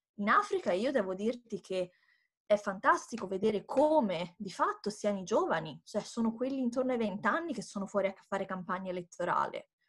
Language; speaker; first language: Italian; native; Italian